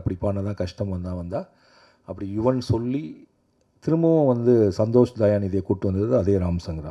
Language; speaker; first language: Tamil; native; Tamil